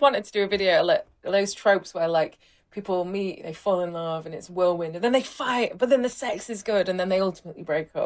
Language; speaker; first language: English; native; English